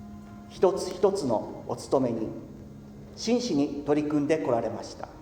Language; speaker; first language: Japanese; native; Japanese